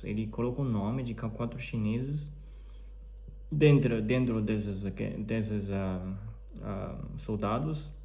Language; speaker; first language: Portuguese; non-native, learner; Chinese